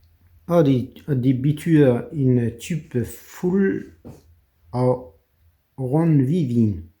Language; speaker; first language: Danish; non-native, fluent; French